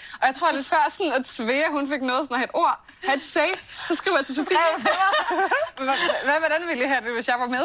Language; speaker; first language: Danish; native; Danish